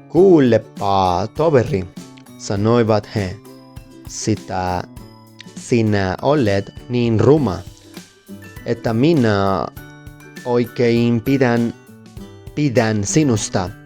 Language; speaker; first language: Finnish; non-native, learner; Spanish